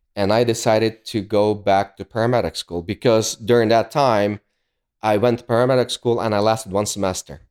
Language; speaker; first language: English; early bilingual, other home language; Ukrainian